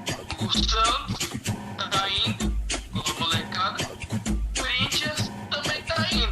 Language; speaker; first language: Portuguese; native; Portuguese